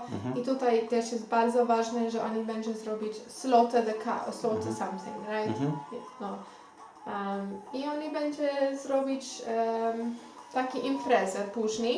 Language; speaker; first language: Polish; non-native, learner; Xhosa